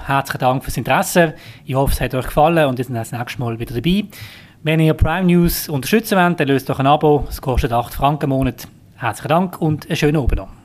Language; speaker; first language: German; native; German